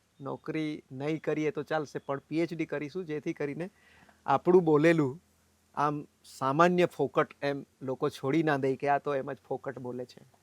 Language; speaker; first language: Gujarati; non-native, local second language; Bhili